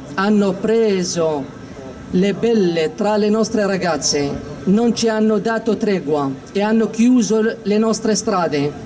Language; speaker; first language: Italian; non-native, fluent; Aramaic